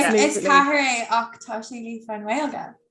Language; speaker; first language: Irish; non-native, local second language; English